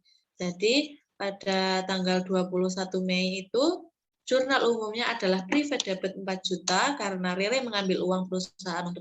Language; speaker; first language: Indonesian; native; Indonesian